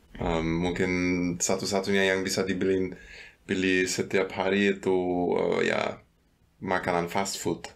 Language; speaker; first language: Indonesian; non-native, fluent; German